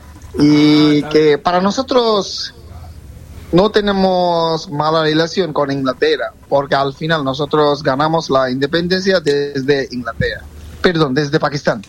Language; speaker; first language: Spanish; non-native, fluent; Bangla